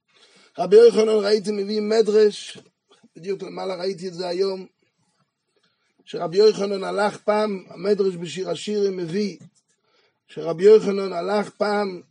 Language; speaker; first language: Hebrew; non-native, fluent; French